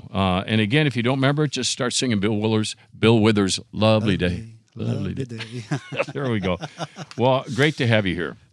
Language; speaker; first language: English; non-native, fluent; Italian